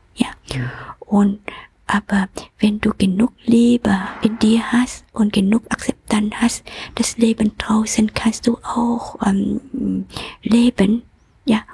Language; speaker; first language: German; non-native, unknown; Vietnamese